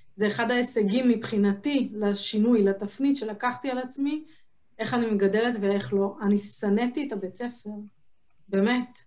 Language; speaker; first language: Hebrew; early bilingual, other home language; Hungarian